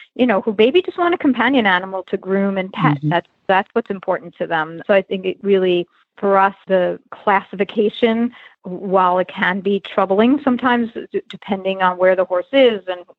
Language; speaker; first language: English; native; English